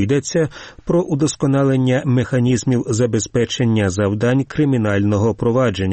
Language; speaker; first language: Ukrainian; native; Ukrainian